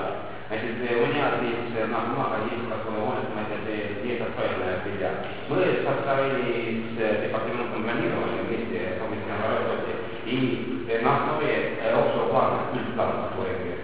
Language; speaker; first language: Russian; non-native, local second language; Estonian